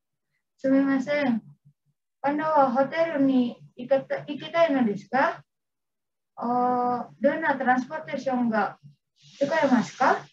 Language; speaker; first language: Japanese; non-native, learner; Indonesian